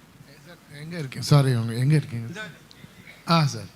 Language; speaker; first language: Tamil; non-native, local second language; Kannada